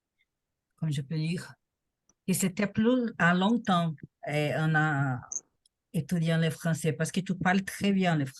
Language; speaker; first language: French; non-native, learner; Portuguese